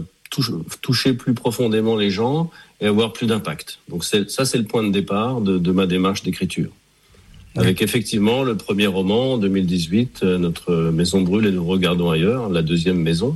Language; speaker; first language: French; native; French